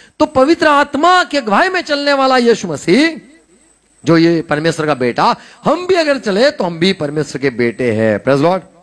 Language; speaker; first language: Hindi; non-native, local second language; Gujarati